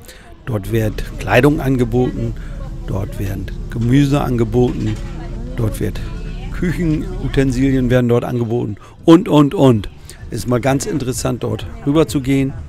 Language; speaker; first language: German; native; German